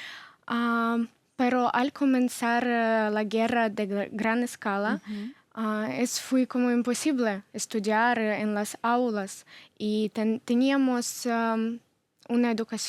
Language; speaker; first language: Spanish; non-native, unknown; Ukrainian